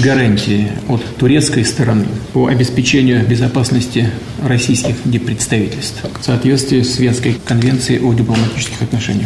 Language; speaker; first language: Russian; native; Russian